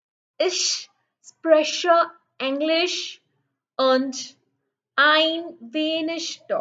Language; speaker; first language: German; non-native, learner; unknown